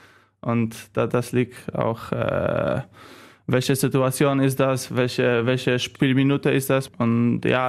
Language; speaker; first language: German; non-native, learner; Polish